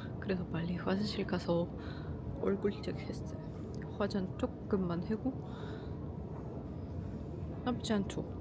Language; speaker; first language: Korean; non-native, learner; Russian